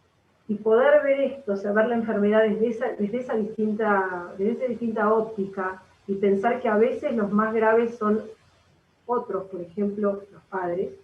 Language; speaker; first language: Spanish; native; Spanish